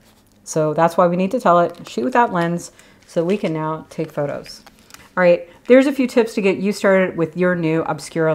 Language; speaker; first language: English; native; English